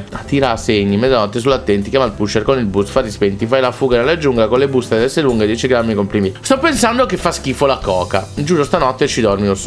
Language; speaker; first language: Italian; native; Italian